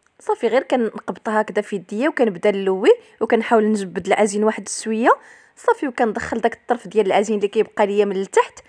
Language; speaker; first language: Arabic; native; Arabic